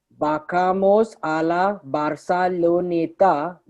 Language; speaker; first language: Spanish; non-native, learner; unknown